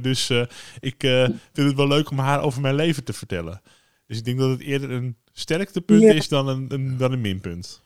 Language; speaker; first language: Dutch; native; Dutch